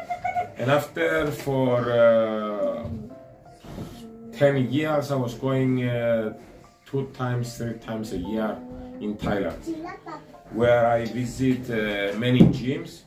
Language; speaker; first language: English; non-native, learner; Greek